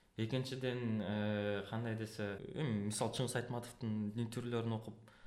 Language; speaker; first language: Kyrgyz; native; Kyrgyz